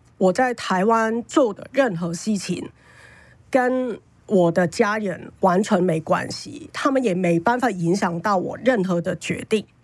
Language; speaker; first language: Chinese; non-native, fluent; Cantonese